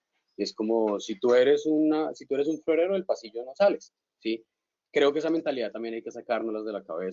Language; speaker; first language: Spanish; native; Spanish